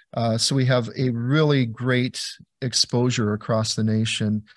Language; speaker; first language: English; native; English